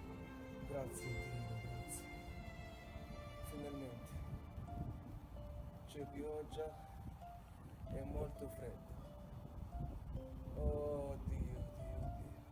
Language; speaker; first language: Italian; non-native, fluent; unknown